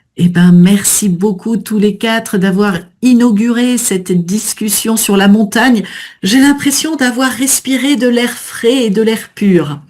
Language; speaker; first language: French; native; French